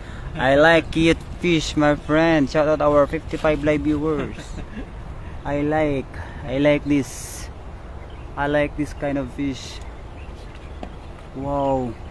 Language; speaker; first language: English; non-native, learner; Filipino